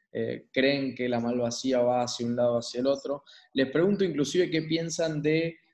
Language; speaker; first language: Spanish; native; Spanish